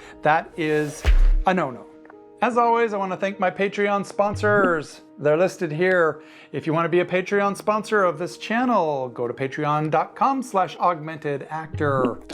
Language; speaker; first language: English; native; English